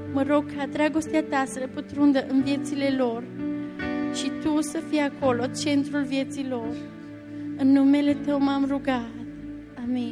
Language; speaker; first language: Romanian; native; Romanian